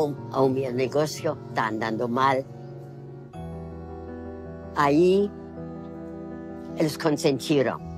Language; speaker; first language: Portuguese; non-native, fluent; German